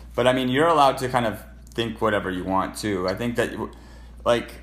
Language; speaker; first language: English; native; English